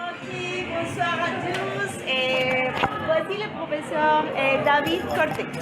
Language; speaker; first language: French; non-native, learner; Spanish